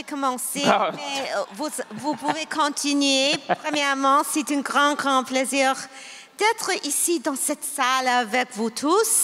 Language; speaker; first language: French; non-native, local second language; English